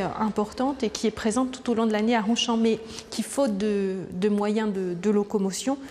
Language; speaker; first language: French; native; French